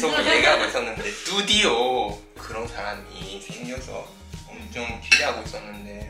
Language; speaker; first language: Korean; non-native, fluent; Japanese